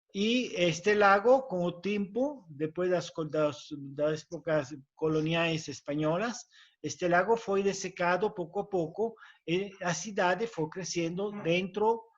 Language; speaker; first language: Portuguese; non-native, learner; Spanish